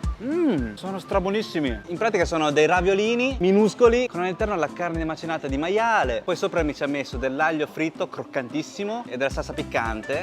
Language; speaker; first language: Italian; early bilingual, other home language; Chinese